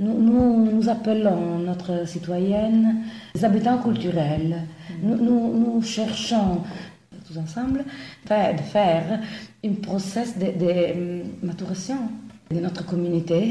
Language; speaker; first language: French; non-native, fluent; Italian